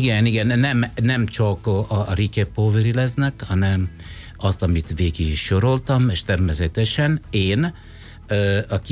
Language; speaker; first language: Hungarian; non-native, fluent; Italian